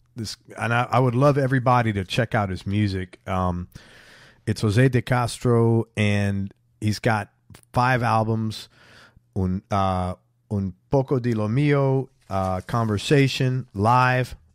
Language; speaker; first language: English; native; English